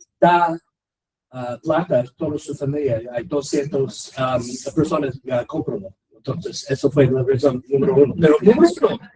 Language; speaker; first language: Spanish; non-native, learner; English